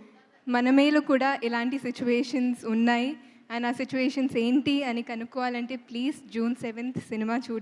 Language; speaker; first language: Telugu; non-native, fluent; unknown